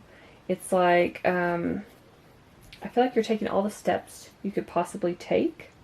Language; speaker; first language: English; native; English